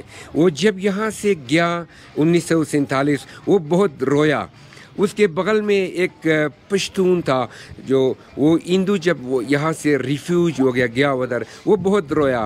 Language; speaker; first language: Hindi; non-native, local second language; Persian